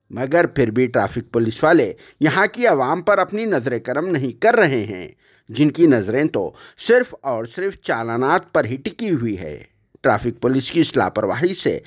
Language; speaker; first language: Hindi; non-native, local second language; Urdu